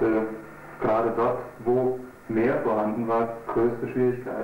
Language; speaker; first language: German; native; German